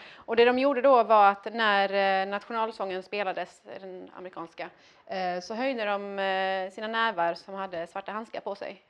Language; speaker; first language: Swedish; early bilingual, other home language; Persian